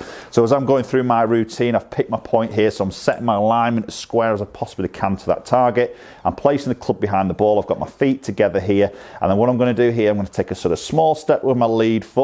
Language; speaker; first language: English; native; English